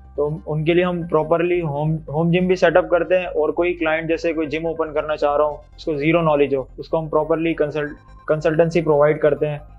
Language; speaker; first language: Urdu; native; Urdu